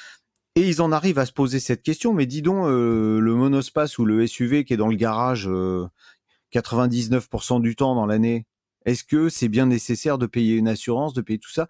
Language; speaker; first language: French; native; French